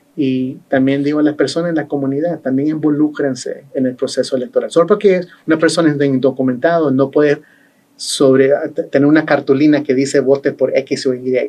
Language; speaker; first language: Spanish; early bilingual, heritage; Spanish